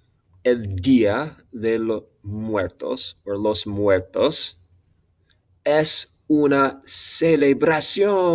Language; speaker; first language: Spanish; non-native, fluent; English